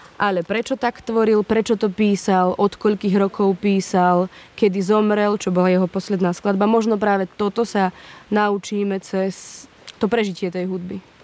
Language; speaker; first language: Slovak; early bilingual, heritage; Slovak